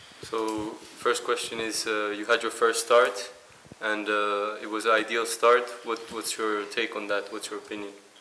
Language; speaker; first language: English; non-native, fluent; French